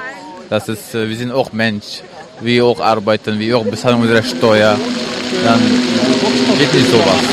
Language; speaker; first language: German; non-native, learner; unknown